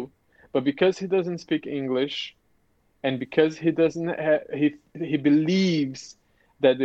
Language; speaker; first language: English; non-native, fluent; Portuguese